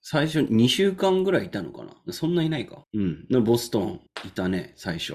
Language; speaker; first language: Japanese; native; Japanese